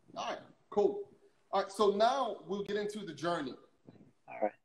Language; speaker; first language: English; native; English